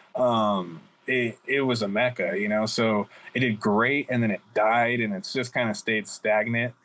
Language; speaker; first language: English; native; English